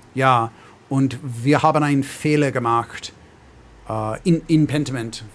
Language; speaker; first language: German; non-native, learner; English